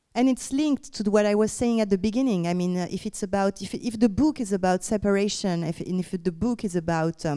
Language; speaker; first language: English; non-native, fluent; French